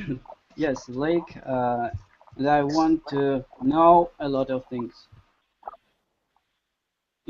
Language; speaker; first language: English; non-native, learner; Russian